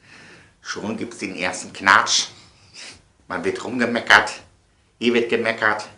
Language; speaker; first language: German; native; German